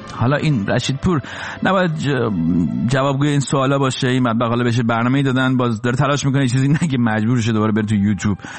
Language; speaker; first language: Persian; native; Persian